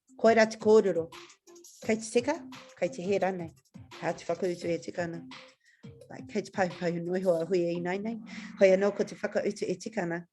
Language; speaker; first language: Māori; non-native, local second language; English